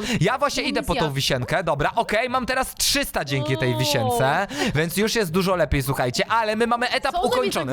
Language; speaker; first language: Polish; native; Polish